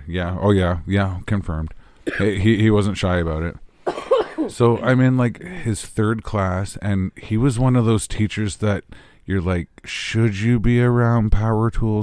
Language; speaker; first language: English; native; English